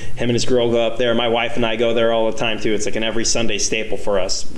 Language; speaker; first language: English; native; English